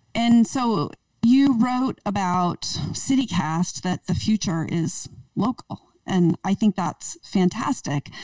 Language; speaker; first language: English; native; English